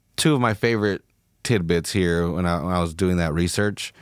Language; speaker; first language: English; native; English